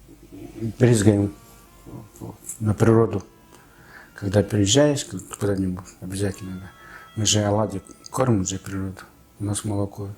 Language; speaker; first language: Russian; non-native, fluent; Mongolian